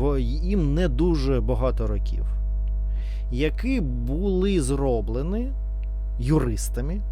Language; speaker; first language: Ukrainian; non-native, learner; Russian